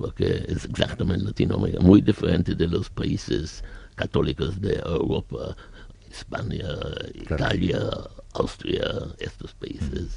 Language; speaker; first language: Spanish; non-native, learner; German